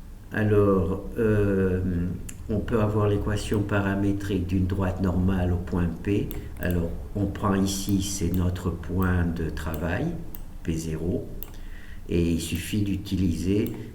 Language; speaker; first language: French; native; French